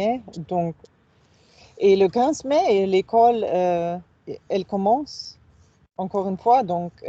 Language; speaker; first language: French; non-native, fluent; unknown